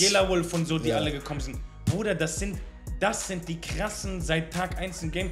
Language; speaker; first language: German; native; German